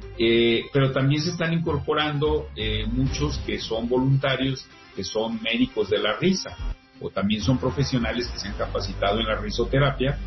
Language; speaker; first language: Spanish; native; Spanish